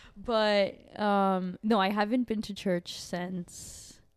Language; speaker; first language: English; early bilingual, other home language; Portuguese